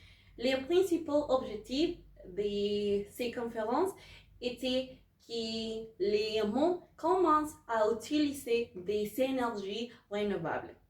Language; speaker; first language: French; non-native, learner; Spanish